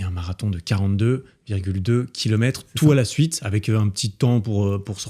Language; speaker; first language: French; native; French